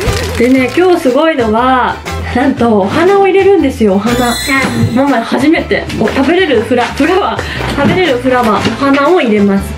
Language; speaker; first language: Japanese; native; Japanese